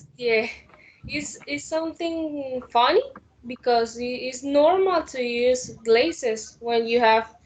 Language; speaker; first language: English; non-native, learner; Spanish